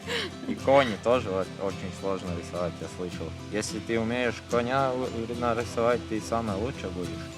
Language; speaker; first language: Russian; non-native, learner; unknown